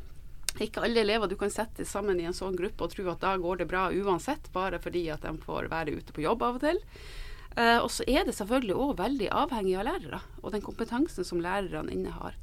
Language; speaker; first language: Norwegian; native; Norwegian